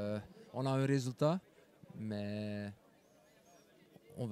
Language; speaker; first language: French; non-native, local second language; Dutch